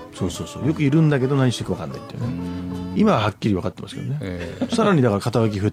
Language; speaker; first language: Japanese; native; Japanese